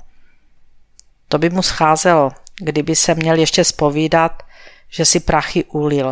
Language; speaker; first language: Czech; native; Czech